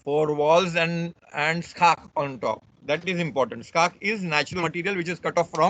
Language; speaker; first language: English; non-native, local second language; Marathi